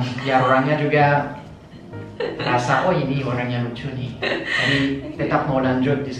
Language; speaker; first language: Indonesian; non-native, fluent; French